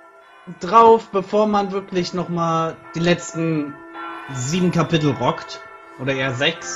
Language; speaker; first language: German; native; German